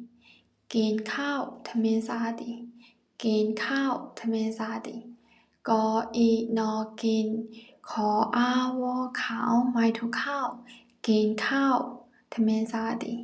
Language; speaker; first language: Thai; non-native, learner; Chinese